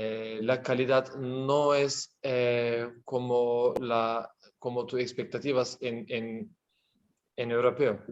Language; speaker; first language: Spanish; non-native, learner; Turkish